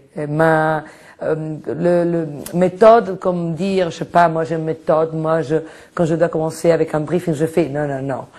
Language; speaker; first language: French; non-native, fluent; Spanish